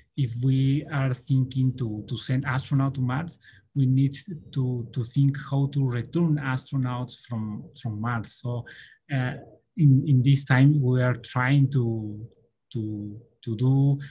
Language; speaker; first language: English; non-native, learner; Spanish